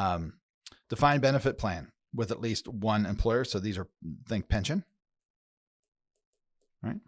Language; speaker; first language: English; native; English